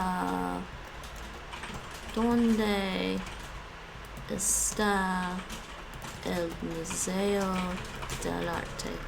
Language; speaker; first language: Spanish; non-native, learner; English